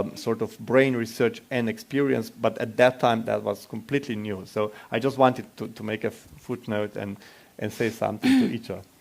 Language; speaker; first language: English; non-native, fluent; Slovenian